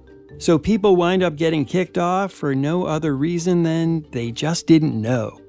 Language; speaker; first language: English; native; English